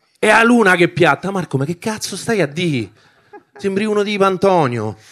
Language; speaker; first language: Italian; early bilingual, other home language; Albanian